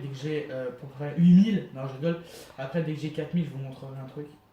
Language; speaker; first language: French; native; French